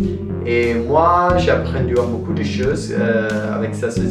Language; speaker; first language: French; non-native, learner; Italian